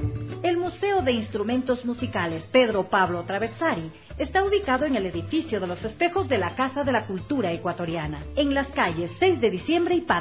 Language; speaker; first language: Spanish; native; Spanish